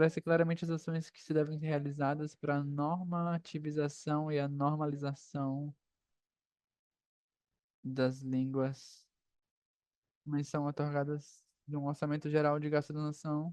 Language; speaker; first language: Portuguese; non-native, fluent; Spanish